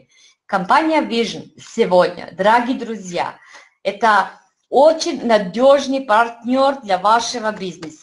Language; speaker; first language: Russian; non-native, fluent; Serbian